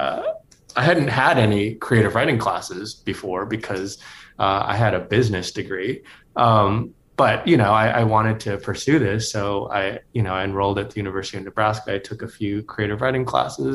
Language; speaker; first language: English; native; English